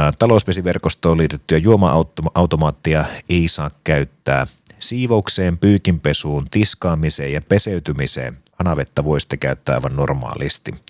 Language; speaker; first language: Finnish; native; Finnish